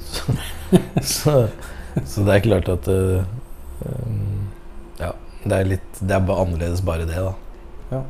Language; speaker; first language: Norwegian; native; Norwegian